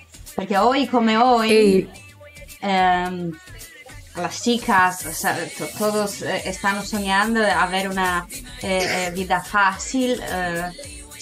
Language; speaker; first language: Spanish; non-native, learner; Italian